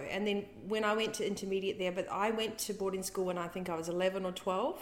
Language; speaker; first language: English; native; English